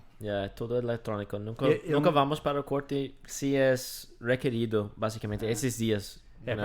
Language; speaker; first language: Portuguese; non-native, fluent; English